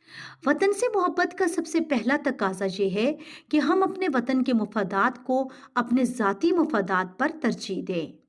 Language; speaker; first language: Urdu; native; Urdu